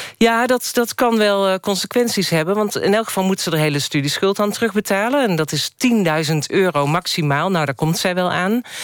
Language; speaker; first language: Dutch; native; Dutch